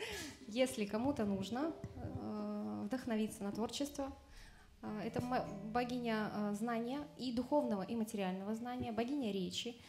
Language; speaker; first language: Russian; native; Russian